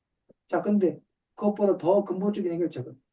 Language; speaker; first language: Korean; native; Korean